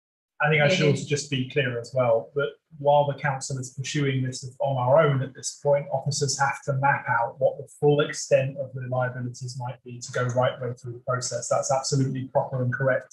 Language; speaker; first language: English; native; English